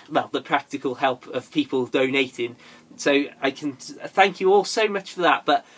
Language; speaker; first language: English; native; English